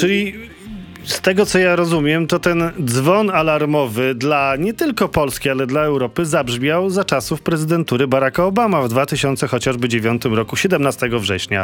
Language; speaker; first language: Polish; native; Polish